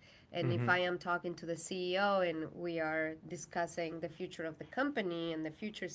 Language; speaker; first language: English; non-native, fluent; Spanish